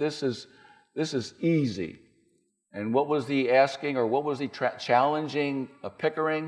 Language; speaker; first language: English; native; English